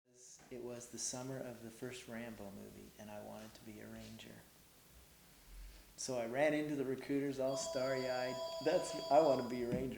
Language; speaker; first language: English; native; English